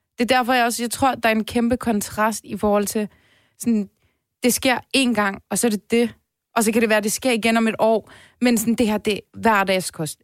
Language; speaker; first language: Danish; early bilingual, other home language; Turkish